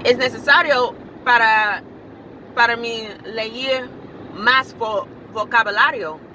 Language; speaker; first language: Spanish; non-native, learner; English